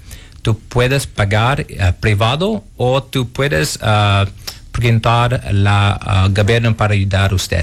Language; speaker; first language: Spanish; non-native, learner; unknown